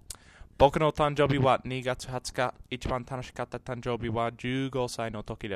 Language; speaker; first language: Japanese; non-native, learner; English